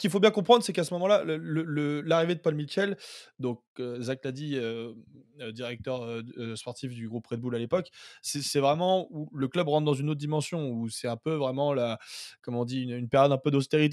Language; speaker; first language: French; native; French